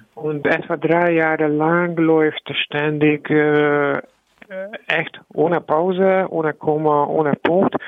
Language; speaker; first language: German; non-native, learner; Hungarian